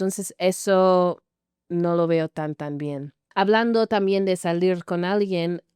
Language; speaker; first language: Spanish; non-native, fluent; English